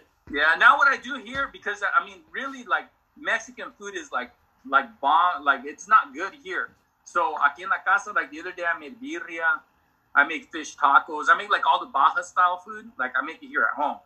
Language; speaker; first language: English; early bilingual, other home language; Spanish